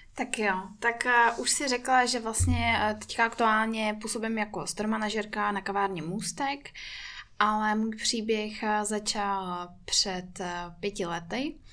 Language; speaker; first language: Czech; non-native, fluent; Russian